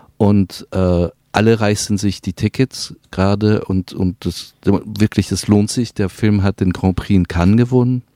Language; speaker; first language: German; non-native, fluent; French